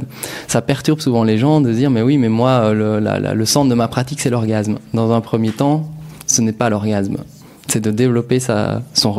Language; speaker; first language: French; native; French